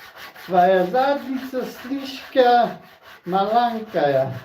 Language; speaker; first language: Russian; non-native, learner; Slovenian